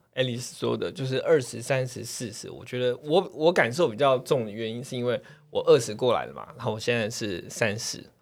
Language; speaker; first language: Chinese; native; Chinese